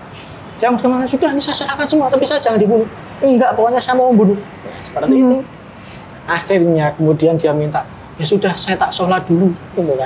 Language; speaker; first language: Indonesian; native; Indonesian